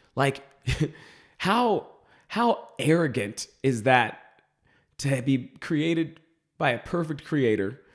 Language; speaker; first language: English; native; English